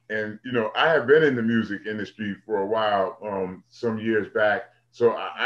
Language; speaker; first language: English; native; English